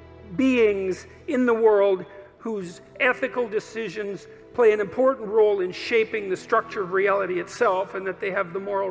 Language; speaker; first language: English; native; English